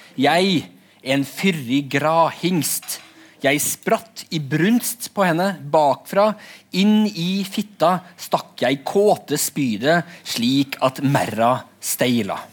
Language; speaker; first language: Norwegian; native; Norwegian